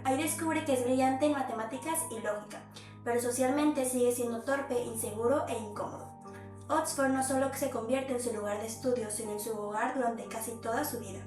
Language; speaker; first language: Spanish; native; Spanish